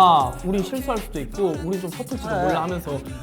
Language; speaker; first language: Korean; native; Korean